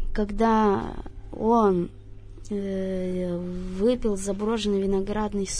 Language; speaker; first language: Russian; native; Russian